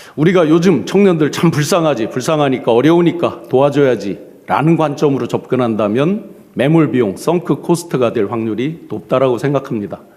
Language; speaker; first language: Korean; native; Korean